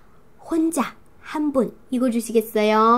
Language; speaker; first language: Korean; non-native, fluent; Chinese